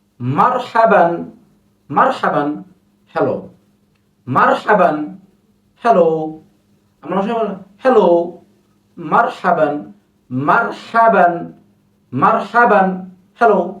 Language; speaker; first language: Arabic; non-native, learner; Bangla